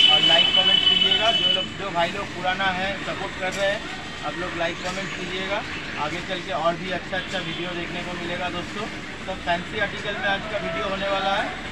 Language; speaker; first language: Hindi; non-native, local second language; Bangla